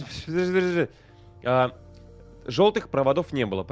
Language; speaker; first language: Russian; native; Russian